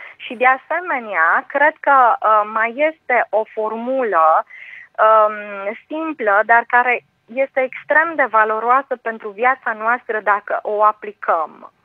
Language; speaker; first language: Romanian; native; Romanian